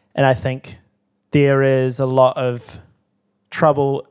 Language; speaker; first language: English; native; English